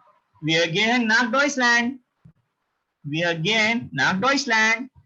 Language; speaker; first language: German; non-native, learner; Hindi